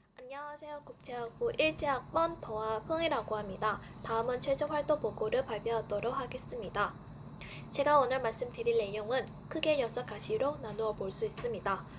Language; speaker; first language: Korean; non-native, fluent; Vietnamese